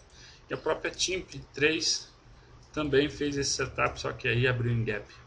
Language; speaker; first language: Portuguese; native; Portuguese